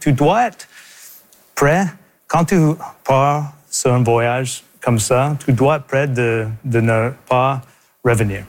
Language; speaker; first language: French; non-native, local second language; English